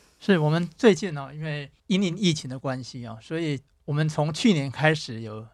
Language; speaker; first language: Chinese; native; Chinese